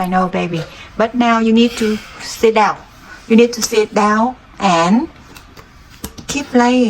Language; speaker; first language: English; non-native, fluent; Vietnamese